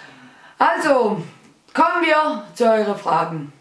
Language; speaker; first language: German; early bilingual, other home language; Albanian